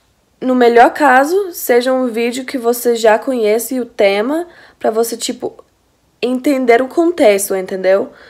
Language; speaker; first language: Portuguese; non-native, fluent; English